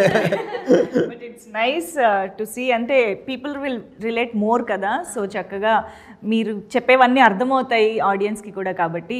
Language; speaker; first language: Telugu; native; Telugu